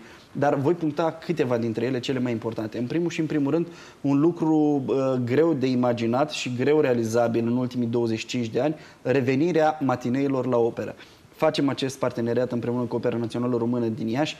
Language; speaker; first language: Romanian; native; Romanian